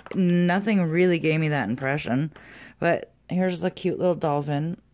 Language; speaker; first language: English; native; English